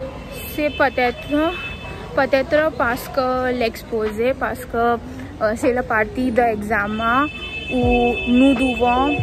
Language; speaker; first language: French; non-native, fluent; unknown